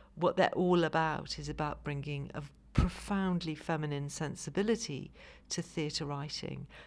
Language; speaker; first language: English; native; English